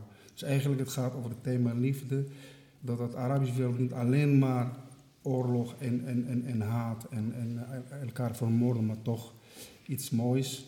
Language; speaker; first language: Dutch; non-native, fluent; Arabic